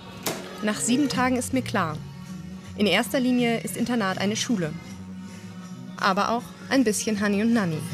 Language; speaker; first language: German; native; German